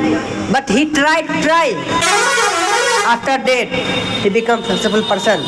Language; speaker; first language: English; non-native, learner; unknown